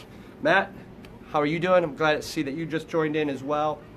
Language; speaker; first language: English; native; English